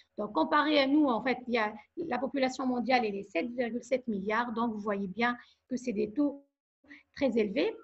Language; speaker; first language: French; non-native, local second language; Arabic